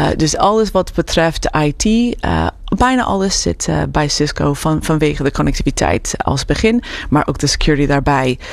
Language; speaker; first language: Dutch; non-native, fluent; English